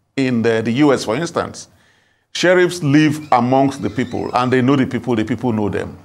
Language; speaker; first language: English; non-native, local second language; Igbo